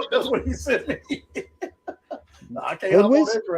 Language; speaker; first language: English; native; English